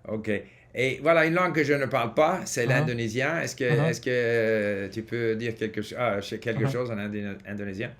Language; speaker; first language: French; non-native, fluent; English